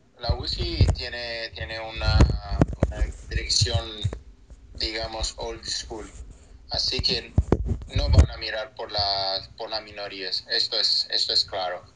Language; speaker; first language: Spanish; non-native, fluent; Portuguese